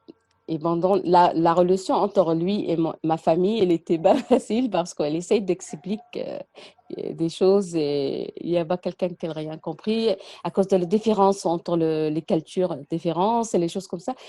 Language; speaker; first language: French; non-native, learner; Arabic